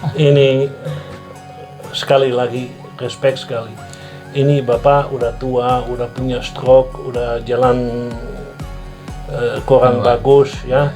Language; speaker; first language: Indonesian; non-native, fluent; Dutch